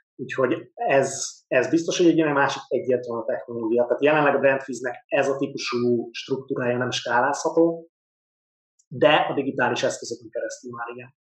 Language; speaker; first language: Hungarian; native; Hungarian